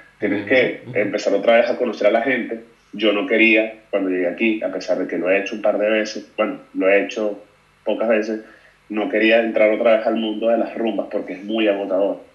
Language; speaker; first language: Spanish; native; Spanish